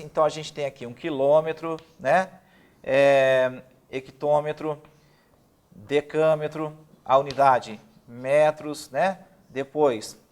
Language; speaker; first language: Portuguese; native; Portuguese